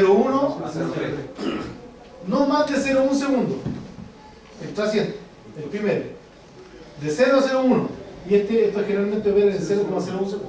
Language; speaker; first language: Spanish; native; Spanish